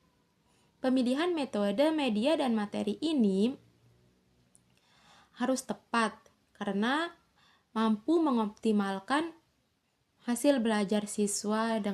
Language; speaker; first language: Indonesian; native; Indonesian